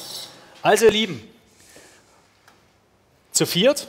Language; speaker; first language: German; native; German